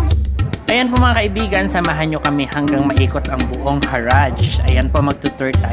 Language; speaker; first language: Filipino; native; Filipino